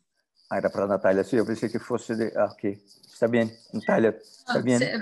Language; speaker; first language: Spanish; non-native, learner; Portuguese